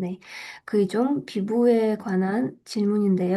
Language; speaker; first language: Korean; non-native, fluent; Russian